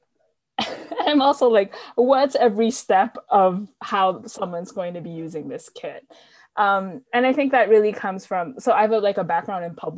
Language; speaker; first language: English; non-native, local second language; Filipino